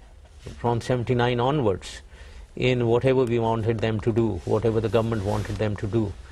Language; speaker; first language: English; non-native, local second language; Urdu